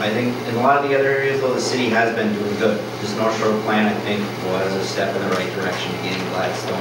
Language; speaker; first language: English; native; English